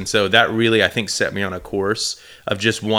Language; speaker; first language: English; native; English